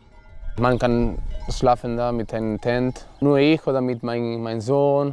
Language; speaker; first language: German; non-native, learner; Spanish